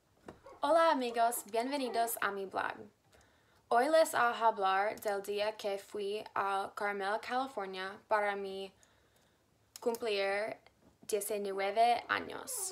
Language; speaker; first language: Spanish; non-native, learner; English